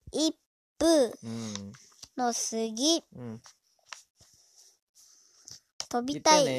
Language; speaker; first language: Japanese; non-native, learner; Indonesian